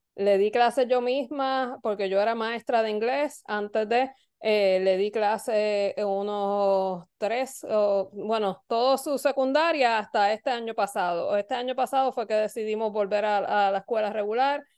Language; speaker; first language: Spanish; native; Spanish